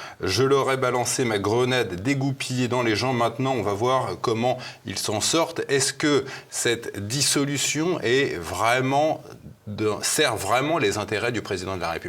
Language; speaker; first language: French; native; French